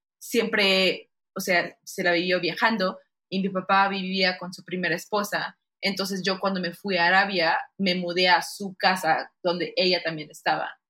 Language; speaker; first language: Spanish; early bilingual, heritage; Spanish